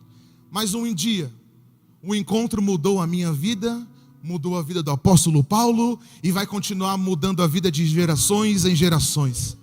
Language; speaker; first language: Portuguese; native; Portuguese